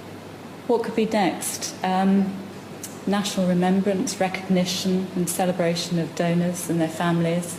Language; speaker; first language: English; native; English